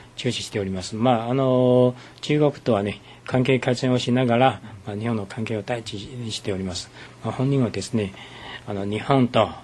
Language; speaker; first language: Japanese; non-native, fluent; Chinese